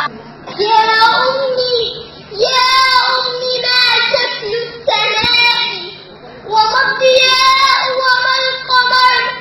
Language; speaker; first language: Arabic; native; Arabic